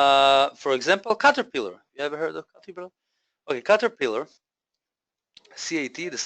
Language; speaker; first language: English; non-native, fluent; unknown